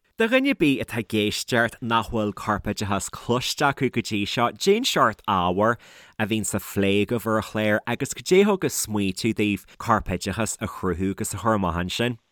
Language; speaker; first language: Irish; native; Irish